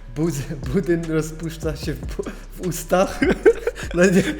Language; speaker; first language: Polish; early bilingual, heritage; Polish